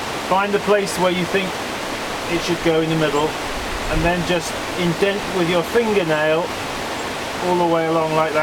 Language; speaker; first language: English; native; English